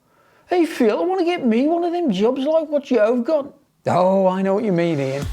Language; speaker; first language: English; native; English